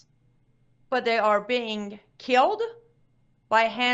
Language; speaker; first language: English; non-native, fluent; Persian